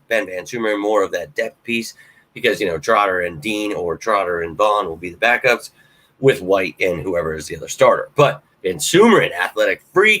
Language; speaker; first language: English; native; English